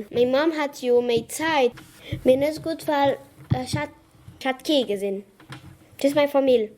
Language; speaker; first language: German; non-native, local second language; Luxembourgish